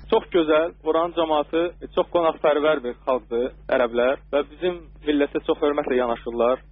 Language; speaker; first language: Azerbaijani; native; Azerbaijani